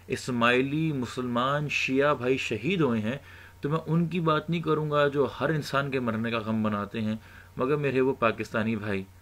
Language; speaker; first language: Urdu; native; Urdu